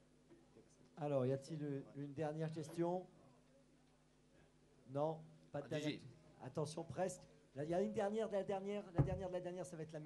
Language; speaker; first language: French; native; French